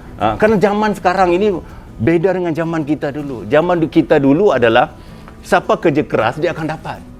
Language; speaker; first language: Malay; native; Malay